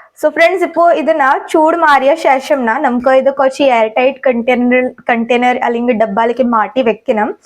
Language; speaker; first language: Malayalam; non-native, learner; Kannada